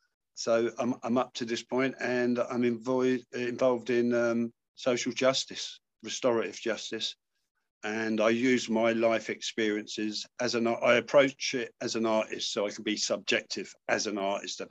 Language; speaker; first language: English; native; English